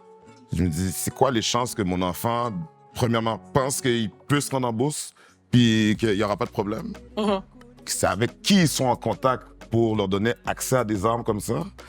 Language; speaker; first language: French; native; French